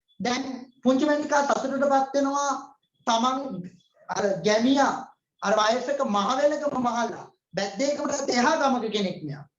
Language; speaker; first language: Sinhala; native; Sinhala